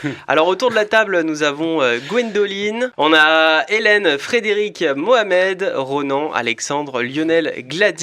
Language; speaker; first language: French; native; French